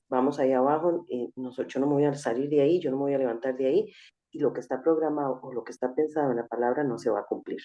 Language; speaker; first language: Spanish; native; Spanish